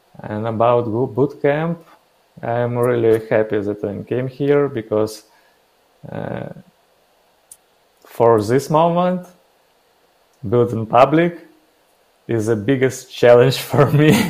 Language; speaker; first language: English; non-native, learner; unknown